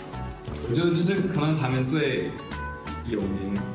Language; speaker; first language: Chinese; non-native, fluent; Japanese